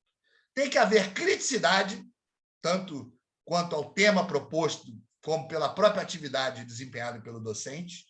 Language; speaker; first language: Portuguese; native; Portuguese